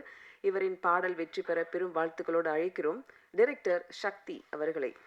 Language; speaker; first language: Tamil; native; Tamil